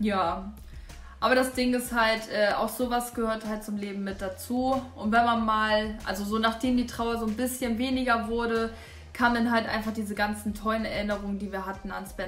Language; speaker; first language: German; native; German